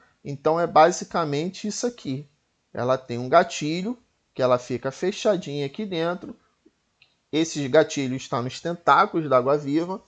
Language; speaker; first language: Portuguese; native; Portuguese